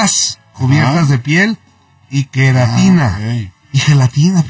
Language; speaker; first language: Spanish; native; Spanish